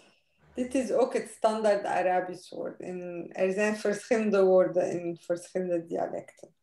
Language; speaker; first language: Dutch; non-native, fluent; Arabic